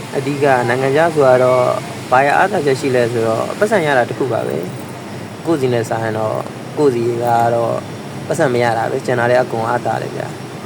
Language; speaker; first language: Burmese; native; Burmese